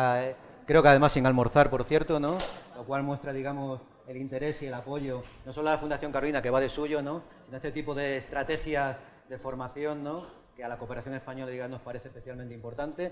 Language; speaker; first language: Spanish; native; Spanish